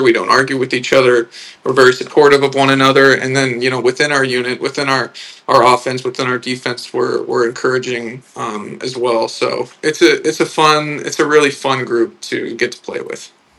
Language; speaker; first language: English; native; English